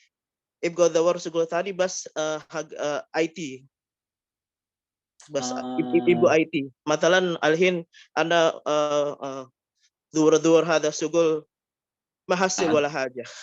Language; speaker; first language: Arabic; non-native, learner; Indonesian